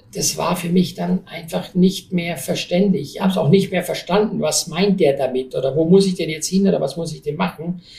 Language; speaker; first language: German; native; German